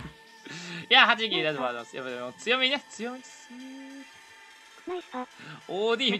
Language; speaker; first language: Japanese; native; Japanese